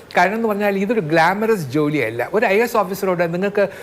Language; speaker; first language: Malayalam; native; Malayalam